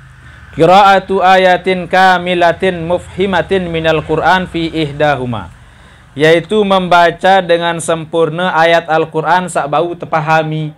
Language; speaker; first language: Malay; non-native, local second language; Sasak